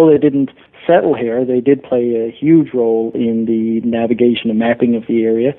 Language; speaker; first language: English; native; English